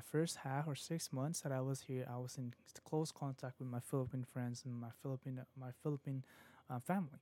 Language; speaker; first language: English; non-native, local second language; Filipino